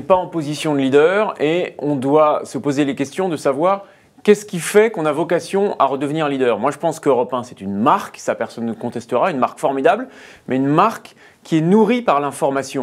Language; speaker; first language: French; native; French